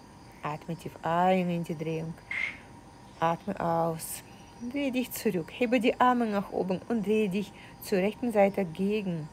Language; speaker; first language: German; non-native, fluent; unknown